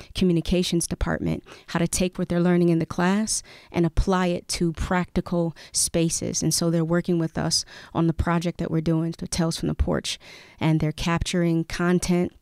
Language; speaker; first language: English; native; English